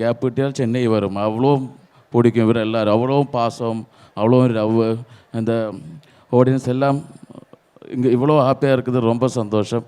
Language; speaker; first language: Tamil; non-native, learner; Malayalam